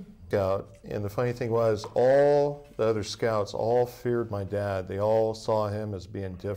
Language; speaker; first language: English; native; English